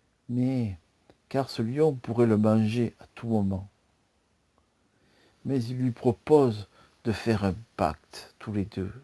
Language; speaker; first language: French; native; French